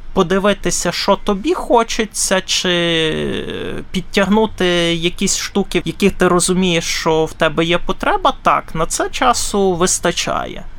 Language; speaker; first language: Ukrainian; native; Ukrainian